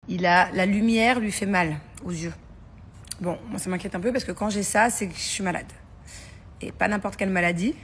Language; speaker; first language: French; native; French